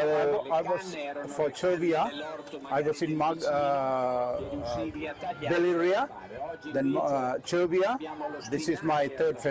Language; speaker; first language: English; non-native, learner; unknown